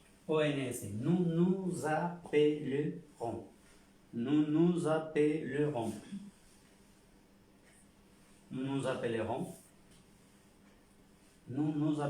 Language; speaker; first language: French; non-native, fluent; Spanish